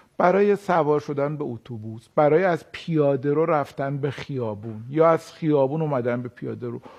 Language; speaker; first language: Persian; native; Persian